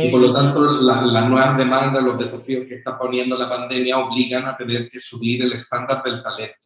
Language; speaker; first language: Spanish; native; Spanish